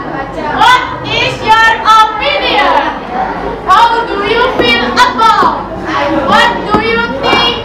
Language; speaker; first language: English; non-native, learner; Indonesian